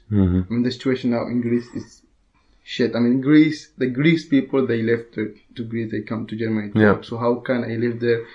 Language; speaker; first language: English; non-native, learner; Arabic